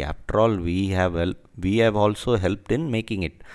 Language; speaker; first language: English; non-native, local second language; Tamil